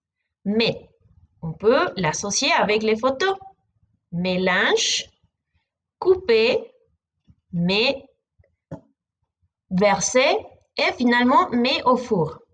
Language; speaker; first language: French; non-native, fluent; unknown